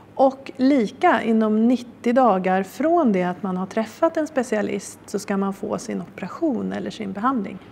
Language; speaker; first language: Swedish; native; Swedish